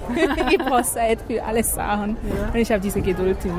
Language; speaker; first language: German; non-native, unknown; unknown